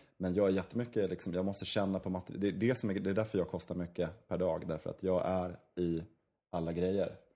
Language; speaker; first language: Swedish; native; Swedish